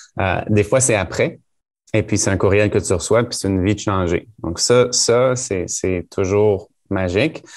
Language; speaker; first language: French; native; French